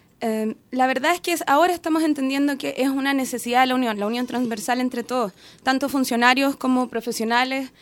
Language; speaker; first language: Spanish; native; Spanish